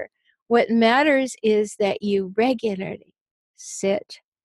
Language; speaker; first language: English; native; English